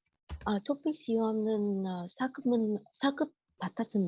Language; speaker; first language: Korean; non-native, learner; Vietnamese